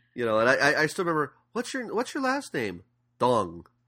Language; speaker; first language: English; native; English